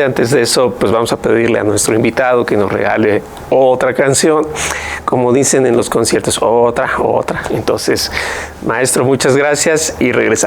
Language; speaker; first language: Spanish; native; Spanish